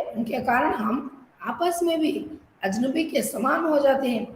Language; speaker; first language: Hindi; non-native, local second language; Telugu